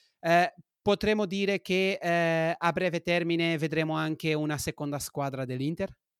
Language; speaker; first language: Italian; non-native, fluent; Portuguese